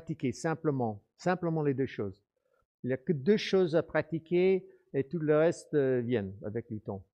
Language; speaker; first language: French; non-native, fluent; English